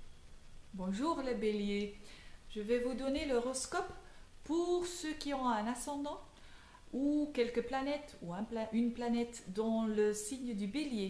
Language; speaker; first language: French; non-native, local second language; Dutch